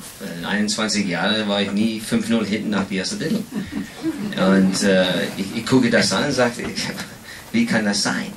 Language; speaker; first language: German; non-native, fluent; English